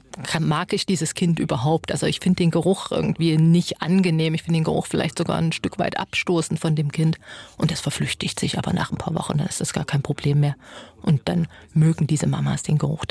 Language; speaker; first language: German; native; German